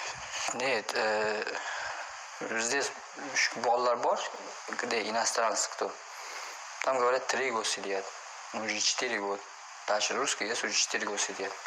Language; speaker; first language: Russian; non-native, learner; Uzbek